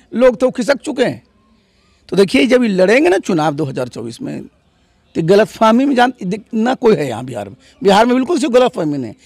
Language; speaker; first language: Hindi; native; Hindi